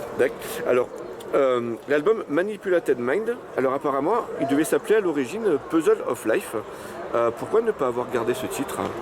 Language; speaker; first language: French; native; French